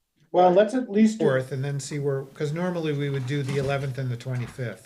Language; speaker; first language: English; native; English